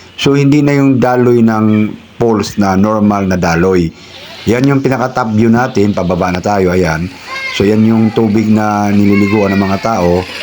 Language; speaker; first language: Filipino; native; Filipino